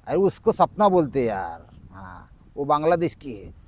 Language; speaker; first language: Hindi; non-native, local second language; Marathi